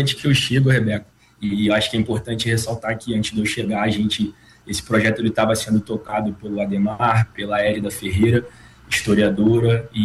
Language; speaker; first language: Portuguese; native; Portuguese